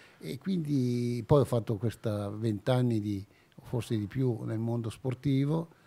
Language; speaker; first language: Italian; native; Italian